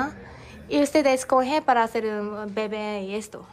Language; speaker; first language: Spanish; non-native, learner; Japanese